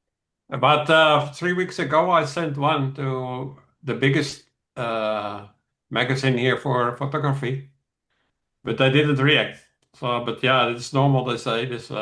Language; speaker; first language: English; non-native, fluent; Dutch